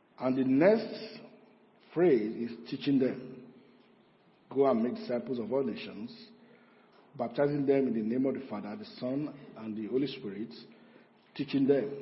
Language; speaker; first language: English; non-native, local second language; Yoruba